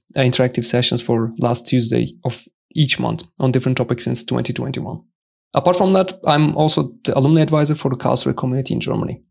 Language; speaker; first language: English; non-native, fluent; Turkish